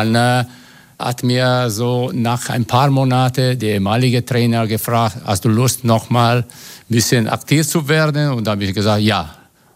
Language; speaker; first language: German; non-native, learner; Italian